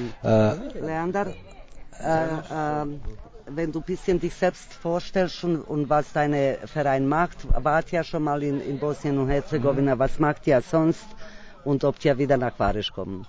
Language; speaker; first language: German; non-native, fluent; Bosnian